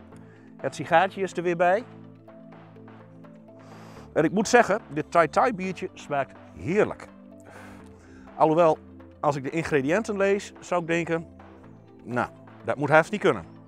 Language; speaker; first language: Dutch; native; Dutch